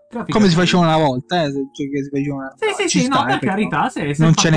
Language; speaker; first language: Italian; native; Italian